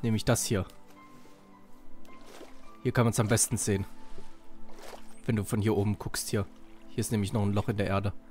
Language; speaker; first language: German; native; German